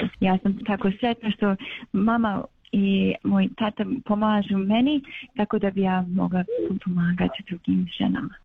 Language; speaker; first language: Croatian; early bilingual, other home language; Bosnian